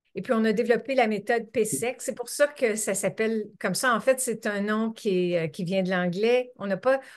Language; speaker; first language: French; native; French